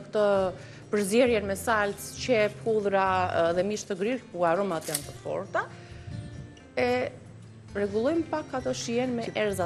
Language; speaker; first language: Albanian; native; Albanian